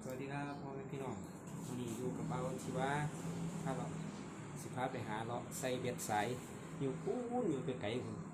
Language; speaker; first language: Thai; non-native, local second language; Lao